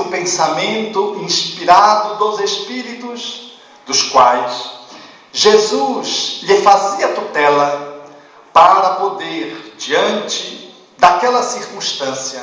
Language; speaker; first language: Portuguese; native; Portuguese